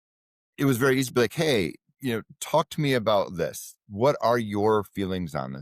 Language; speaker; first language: English; native; English